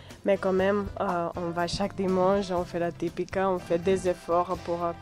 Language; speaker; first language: French; non-native, fluent; Catalan